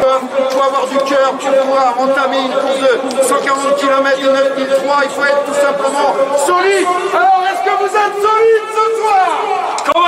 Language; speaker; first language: French; native; French